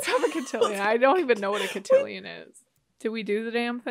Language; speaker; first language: English; native; English